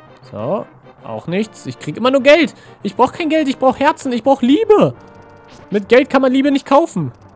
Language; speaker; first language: German; native; German